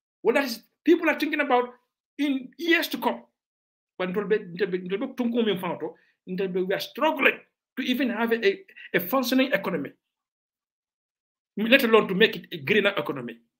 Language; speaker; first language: English; non-native, local second language; Mandingo